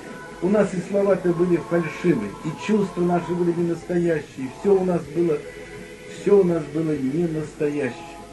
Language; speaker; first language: Russian; native; Russian